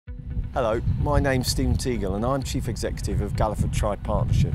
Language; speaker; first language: English; native; English